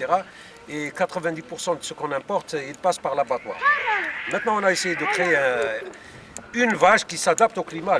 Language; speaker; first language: French; non-native, local second language; Arabic